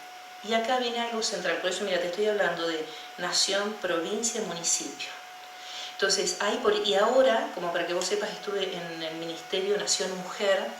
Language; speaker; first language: Spanish; native; Spanish